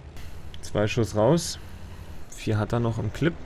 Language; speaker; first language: German; native; German